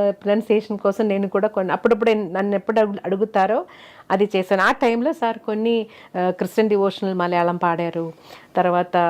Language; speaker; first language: Telugu; non-native, fluent; Malayalam